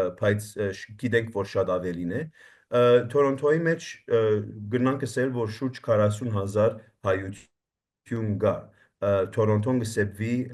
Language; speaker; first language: Armenian; early bilingual, heritage; Armenian